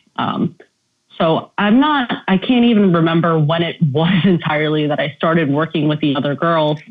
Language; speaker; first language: English; native; English